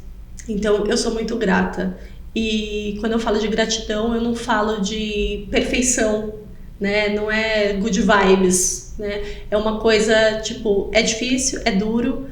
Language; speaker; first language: Portuguese; native; Portuguese